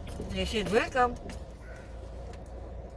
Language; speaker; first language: English; non-native, learner; Filipino